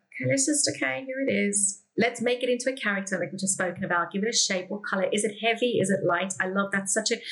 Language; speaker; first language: English; native; English